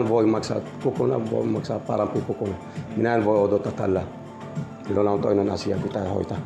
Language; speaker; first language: Finnish; non-native, learner; Turkish